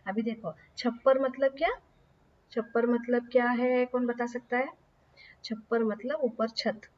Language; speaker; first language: Hindi; non-native, local second language; Marathi